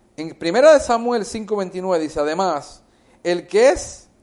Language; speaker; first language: Spanish; early bilingual, heritage; Spanish